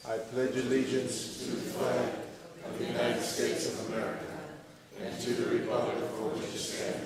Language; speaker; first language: English; native; English